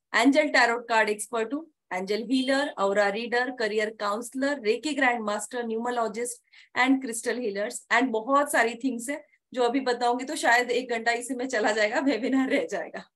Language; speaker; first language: Hindi; non-native, local second language; Marathi